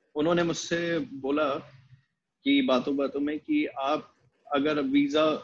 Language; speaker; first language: Hindi; native; Hindi